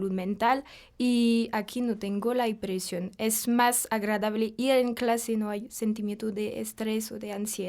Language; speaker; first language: Spanish; non-native, fluent; French